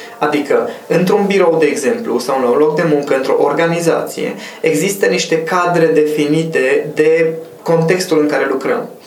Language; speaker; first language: Romanian; non-native, local second language; Hungarian